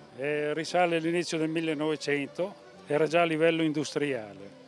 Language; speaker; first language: Italian; native; Italian